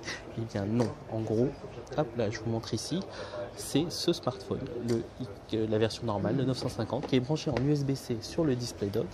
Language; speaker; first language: French; native; French